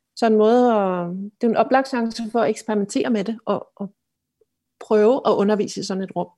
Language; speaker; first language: Danish; native; Danish